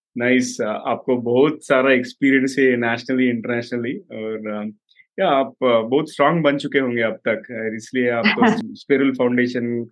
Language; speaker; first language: Hindi; non-native, local second language; Telugu